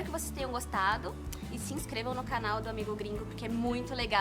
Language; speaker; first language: Portuguese; native; Portuguese